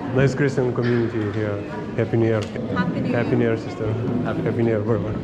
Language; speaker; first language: English; non-native, learner; Lithuanian